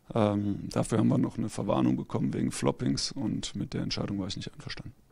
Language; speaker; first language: German; native; German